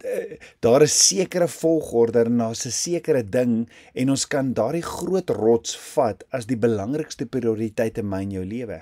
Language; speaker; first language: Afrikaans; native; Afrikaans